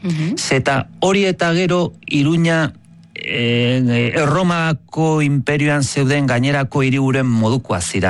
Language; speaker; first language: Basque; native; Basque